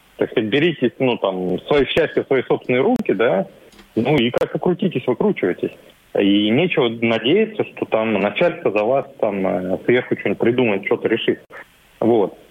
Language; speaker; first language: Russian; native; Russian